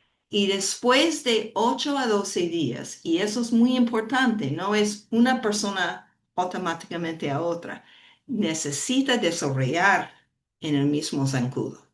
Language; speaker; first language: Spanish; non-native, fluent; English